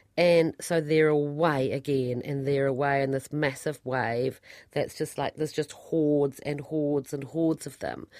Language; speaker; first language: English; native; English